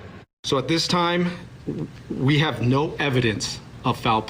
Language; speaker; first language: English; native; English